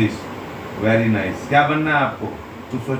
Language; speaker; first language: Hindi; native; Hindi